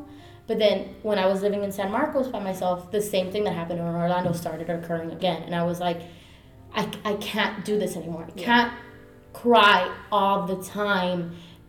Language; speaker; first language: English; early bilingual, other home language; Spanish